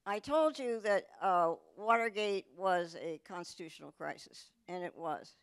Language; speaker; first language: English; native; English